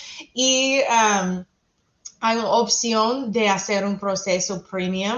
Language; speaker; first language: Spanish; non-native, fluent; English